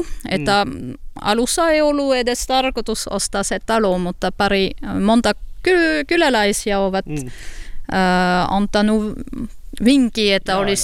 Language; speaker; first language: Finnish; non-native, learner; French